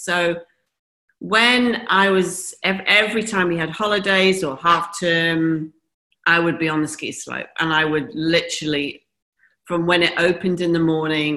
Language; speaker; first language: English; native; English